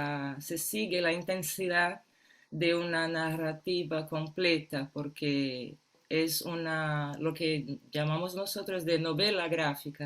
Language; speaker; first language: Spanish; non-native, fluent; Portuguese